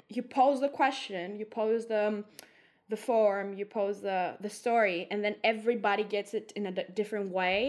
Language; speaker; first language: English; non-native, fluent; Greek